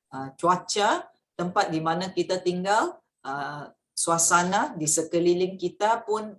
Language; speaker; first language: Malay; native; Malay